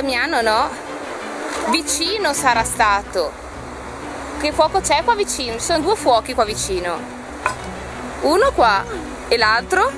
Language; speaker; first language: Italian; native; Italian